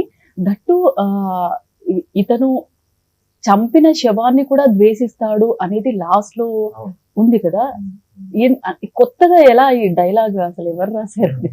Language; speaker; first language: Telugu; native; Telugu